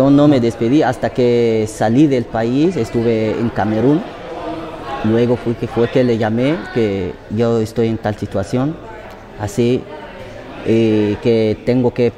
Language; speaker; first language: Spanish; non-native, fluent; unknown